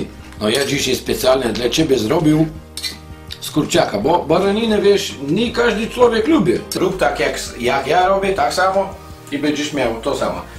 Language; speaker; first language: Polish; non-native, fluent; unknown